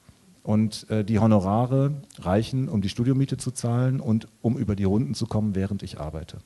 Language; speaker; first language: German; native; German